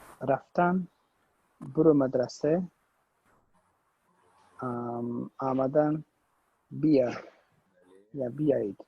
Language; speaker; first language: Persian; non-native, learner; Urdu